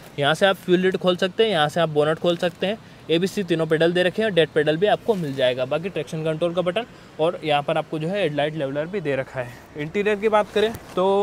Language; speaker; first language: Hindi; native; Hindi